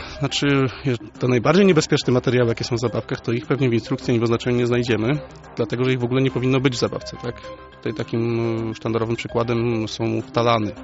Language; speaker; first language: Polish; native; Polish